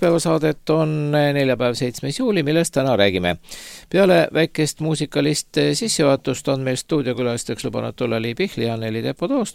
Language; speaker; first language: Estonian; native; Estonian